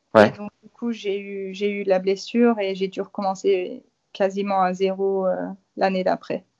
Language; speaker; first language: French; native; French